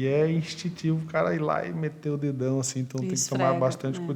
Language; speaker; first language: Portuguese; native; Portuguese